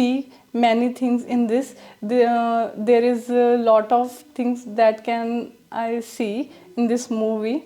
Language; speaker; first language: English; non-native, learner; Punjabi